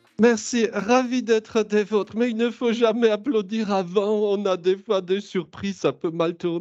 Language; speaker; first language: French; early bilingual, other home language; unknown